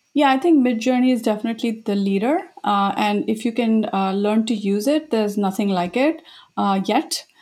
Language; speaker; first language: English; non-native, local second language; Hindi